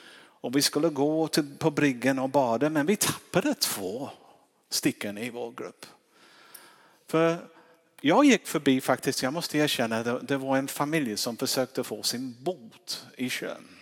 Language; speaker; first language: Swedish; non-native, fluent; English